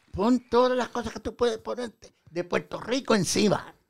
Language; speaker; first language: Spanish; early bilingual, heritage; Spanish